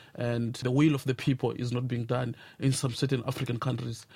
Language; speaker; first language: English; non-native, local second language; Tsonga